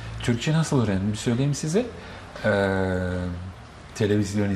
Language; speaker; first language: Turkish; non-native, fluent; Bosnian